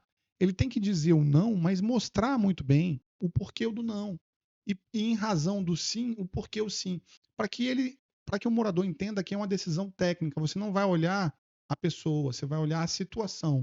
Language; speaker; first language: Portuguese; native; Portuguese